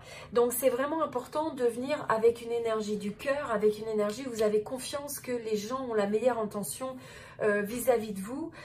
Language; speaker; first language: French; native; French